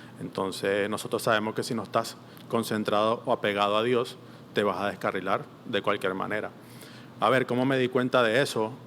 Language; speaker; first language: Spanish; native; Spanish